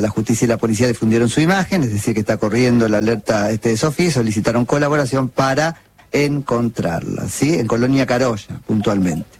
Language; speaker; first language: Spanish; native; Spanish